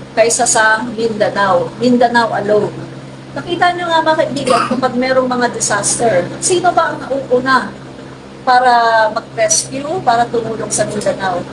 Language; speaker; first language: Filipino; non-native, local second language; Cebuano